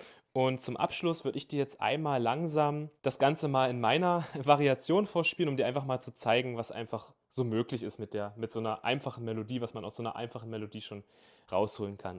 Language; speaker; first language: German; native; German